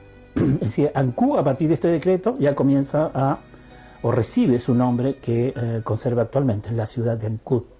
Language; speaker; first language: Spanish; native; Spanish